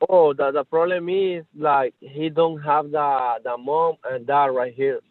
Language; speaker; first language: English; non-native, learner; Spanish